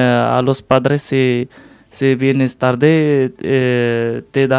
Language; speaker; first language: Spanish; non-native, learner; Arabic